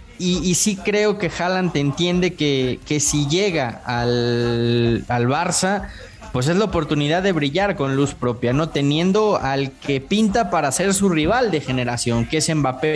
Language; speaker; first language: Spanish; native; Spanish